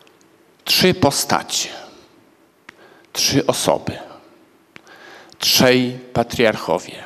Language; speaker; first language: Polish; native; Polish